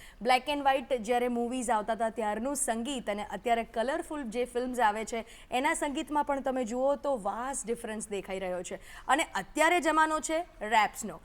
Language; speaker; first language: Gujarati; native; Gujarati